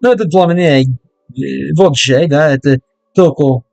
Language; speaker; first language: Russian; non-native, learner; English